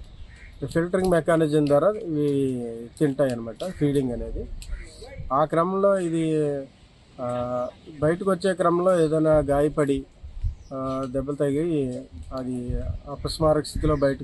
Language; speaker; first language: Telugu; native; Telugu